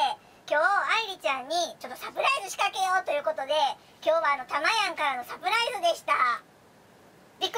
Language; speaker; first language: Japanese; native; Japanese